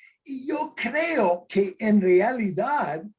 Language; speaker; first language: Spanish; non-native, fluent; English